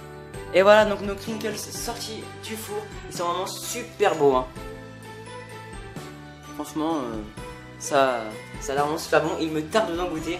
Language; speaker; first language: French; native; French